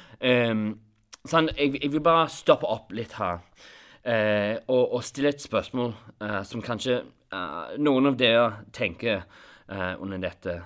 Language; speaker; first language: Norwegian; non-native, fluent; English